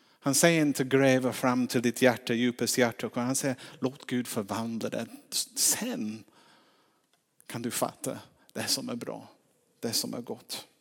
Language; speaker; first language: Swedish; non-native, fluent; English